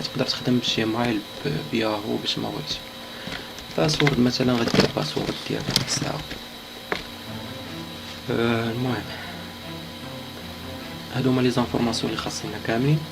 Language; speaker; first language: Arabic; native; Arabic